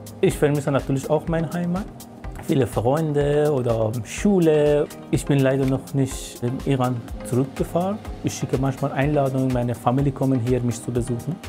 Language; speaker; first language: German; non-native, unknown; Persian